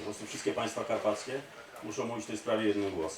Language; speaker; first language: Polish; native; Polish